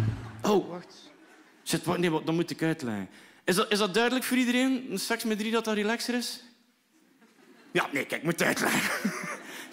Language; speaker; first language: Dutch; native; Dutch